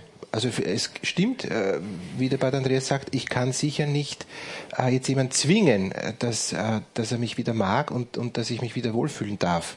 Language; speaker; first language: German; native; German